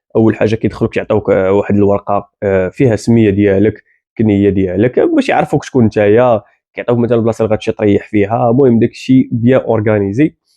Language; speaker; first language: Arabic; native; Arabic